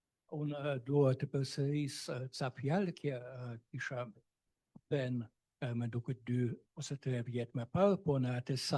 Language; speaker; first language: Albanian; non-native, fluent; Russian